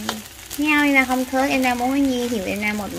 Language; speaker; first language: Vietnamese; non-native, learner; Thai